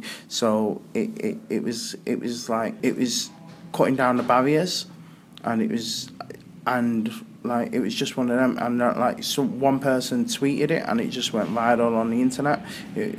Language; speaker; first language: English; native; English